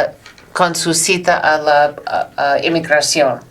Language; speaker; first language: Spanish; non-native, learner; English